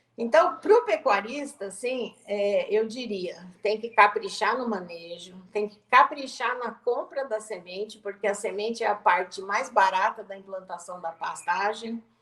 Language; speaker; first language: Portuguese; native; Portuguese